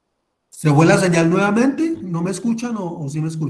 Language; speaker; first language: Spanish; native; Spanish